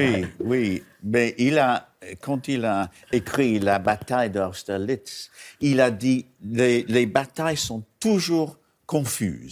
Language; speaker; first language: French; non-native, learner; English